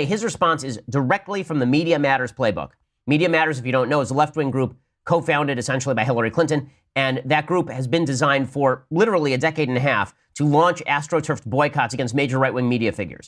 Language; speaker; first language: English; native; English